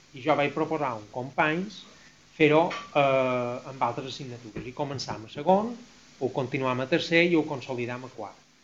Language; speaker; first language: Catalan; native; Catalan